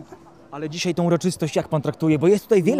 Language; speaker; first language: Polish; native; Polish